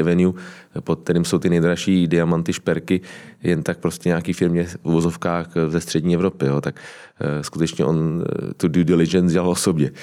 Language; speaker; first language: Czech; native; Czech